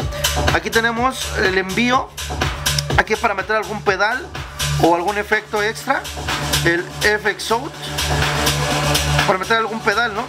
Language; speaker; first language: Spanish; native; Spanish